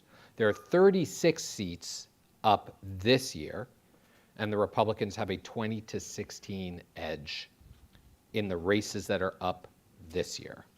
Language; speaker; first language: English; native; English